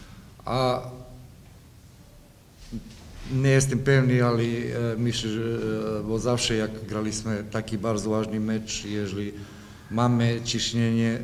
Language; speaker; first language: Polish; non-native, fluent; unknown